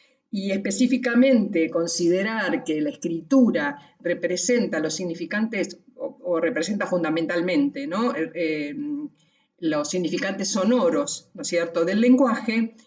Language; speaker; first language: Spanish; native; Spanish